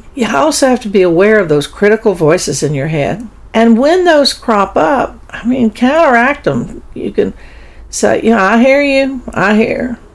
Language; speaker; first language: English; early bilingual, other home language; German